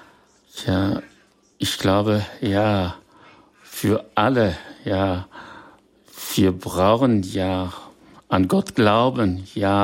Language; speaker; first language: German; non-native, fluent; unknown